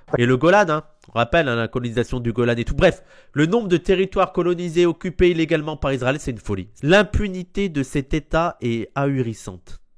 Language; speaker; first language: French; native; French